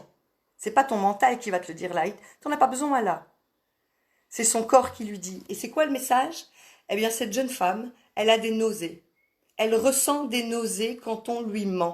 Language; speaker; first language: French; native; French